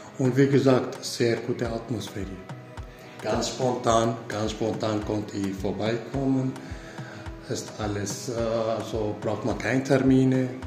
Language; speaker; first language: German; non-native, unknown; Kurdish